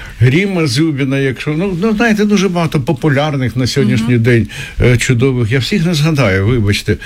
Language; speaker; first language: Ukrainian; native; Ukrainian